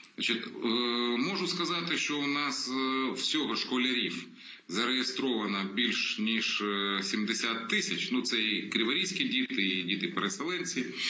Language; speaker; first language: Ukrainian; native; Ukrainian